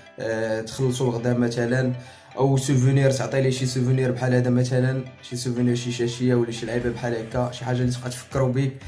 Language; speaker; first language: Arabic; native; Arabic